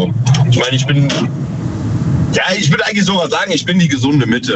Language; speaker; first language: German; native; German